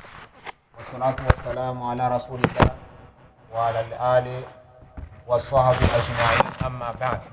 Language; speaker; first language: Arabic; non-native, fluent; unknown